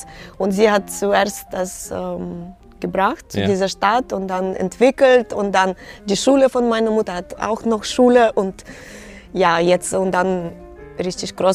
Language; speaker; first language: German; non-native, fluent; Russian